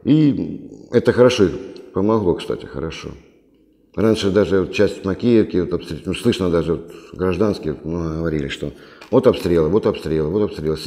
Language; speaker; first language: Russian; native; Russian